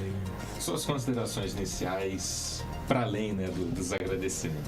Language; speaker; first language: Portuguese; native; Portuguese